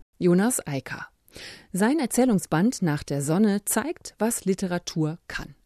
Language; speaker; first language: German; native; German